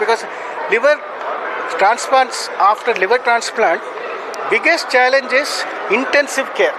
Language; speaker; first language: Kannada; non-native, learner; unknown